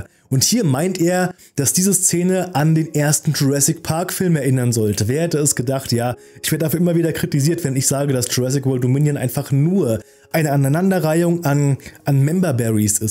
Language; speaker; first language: German; native; German